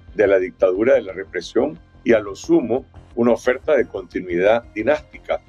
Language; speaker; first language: Spanish; native; Spanish